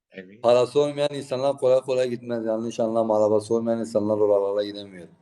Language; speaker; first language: Turkish; native; Turkish